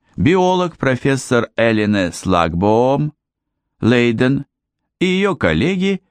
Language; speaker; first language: Russian; native; Russian